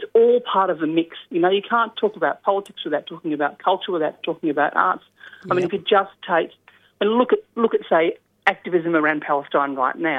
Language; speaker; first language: English; native; English